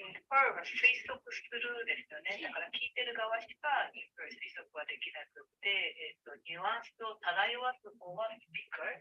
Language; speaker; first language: Japanese; non-native, fluent; English